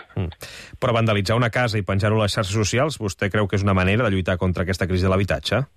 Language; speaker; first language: Catalan; native; Catalan